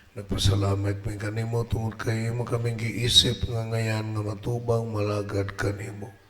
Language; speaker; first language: Cebuano; native; Cebuano